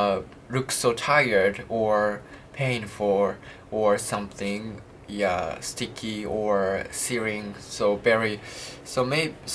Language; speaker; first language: English; non-native, learner; Japanese